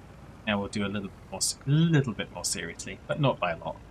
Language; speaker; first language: English; native; English